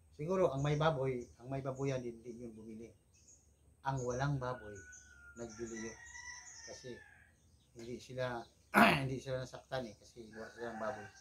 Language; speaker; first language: Filipino; non-native, local second language; Cebuano